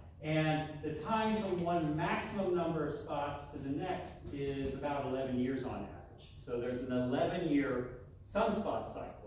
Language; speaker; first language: English; native; English